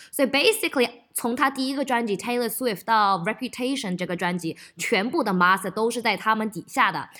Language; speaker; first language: Chinese; early bilingual, heritage; Chinese